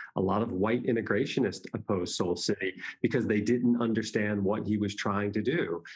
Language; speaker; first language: English; native; English